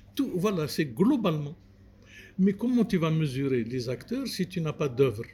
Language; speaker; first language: French; non-native, local second language; Arabic